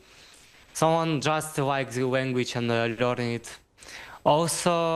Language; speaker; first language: English; non-native, learner; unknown